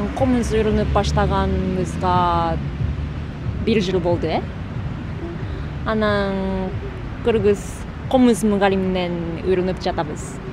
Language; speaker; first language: Kyrgyz; non-native, learner; Japanese